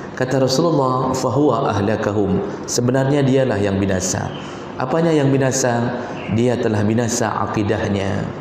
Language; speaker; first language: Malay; non-native, local second language; Achinese